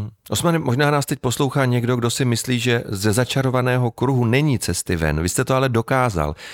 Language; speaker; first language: Czech; native; Czech